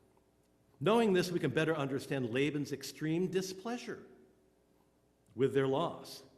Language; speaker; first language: English; native; English